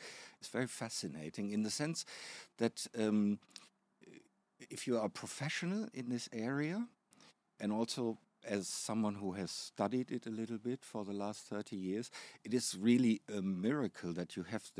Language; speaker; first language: English; non-native, fluent; German